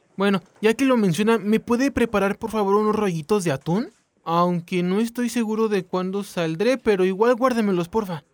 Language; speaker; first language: Spanish; native; Spanish